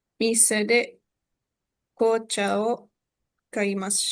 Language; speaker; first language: Japanese; non-native, learner; Indonesian